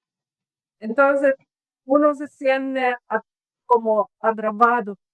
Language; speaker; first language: Spanish; non-native, learner; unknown